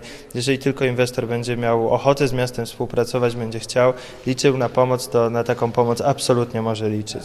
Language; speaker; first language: Polish; native; Polish